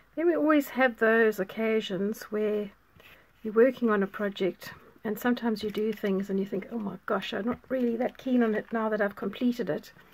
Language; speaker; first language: English; native; English